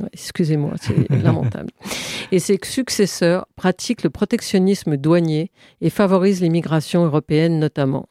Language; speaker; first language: French; native; French